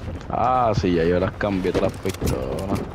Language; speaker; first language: Spanish; native; Spanish